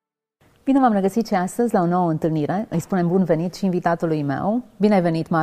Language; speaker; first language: Romanian; native; Romanian